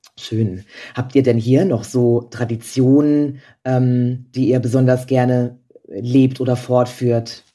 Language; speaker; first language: German; native; German